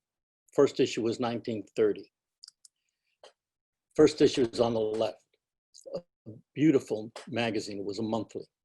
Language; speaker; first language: English; native; English